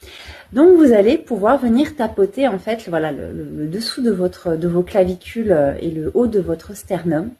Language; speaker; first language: French; native; French